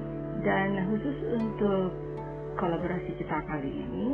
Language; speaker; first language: Indonesian; native; Indonesian